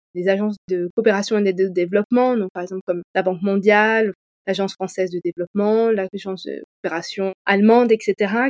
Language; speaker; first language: French; native; French